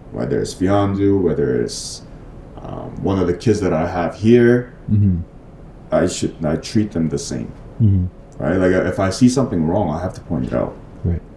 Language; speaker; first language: English; non-native, fluent; Korean